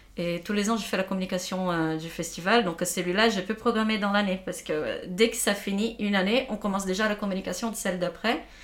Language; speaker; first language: French; non-native, fluent; Portuguese